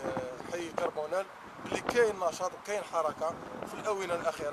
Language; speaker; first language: Arabic; native; Arabic